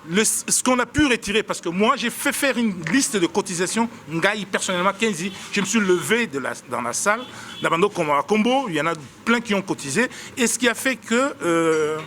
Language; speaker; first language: French; non-native, local second language; Lingala